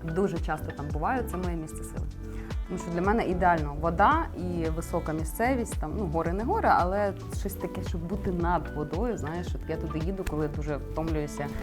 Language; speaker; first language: Ukrainian; native; Ukrainian